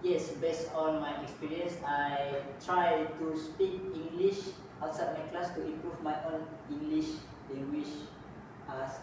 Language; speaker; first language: English; non-native, local second language; Malay